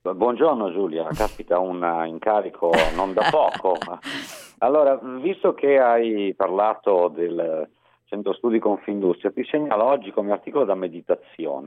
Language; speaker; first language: Italian; native; Italian